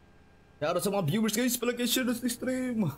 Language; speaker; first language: Filipino; native; Filipino